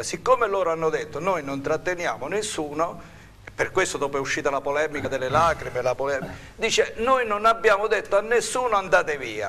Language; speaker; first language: Italian; native; Italian